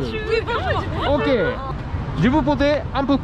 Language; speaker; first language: French; non-native, learner; Japanese